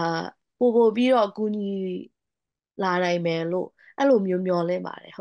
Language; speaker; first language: Burmese; non-native, local second language; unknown